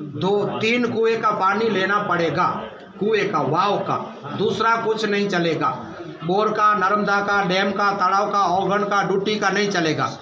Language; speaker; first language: Hindi; non-native, local second language; Gujarati